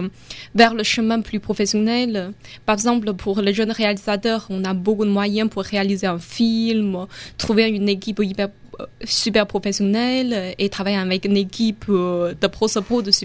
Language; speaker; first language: French; non-native, fluent; Chinese